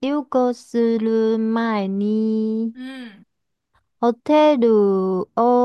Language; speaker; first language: Japanese; non-native, learner; Chinese